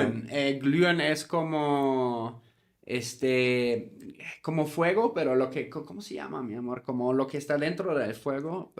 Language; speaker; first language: Spanish; non-native, fluent; German